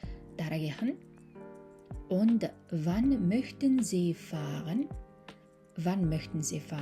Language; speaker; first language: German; non-native, fluent; Mongolian